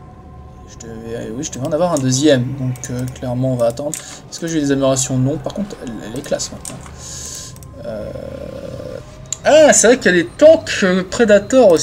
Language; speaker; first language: French; native; French